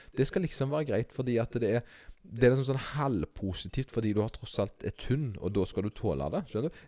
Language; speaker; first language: Norwegian; native; Norwegian